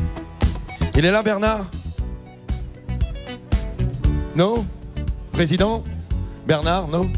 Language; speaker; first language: French; native; French